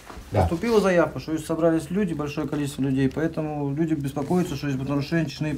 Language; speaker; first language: Russian; native; Russian